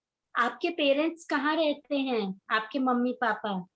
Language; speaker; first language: Hindi; native; Hindi